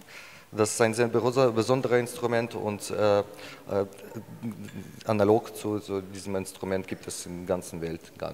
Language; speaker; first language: German; non-native, learner; Ukrainian